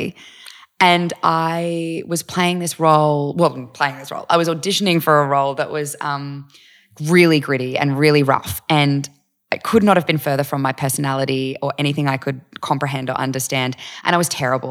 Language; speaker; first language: English; native; English